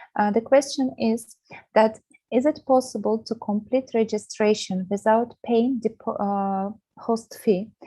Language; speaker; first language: English; non-native, fluent; Russian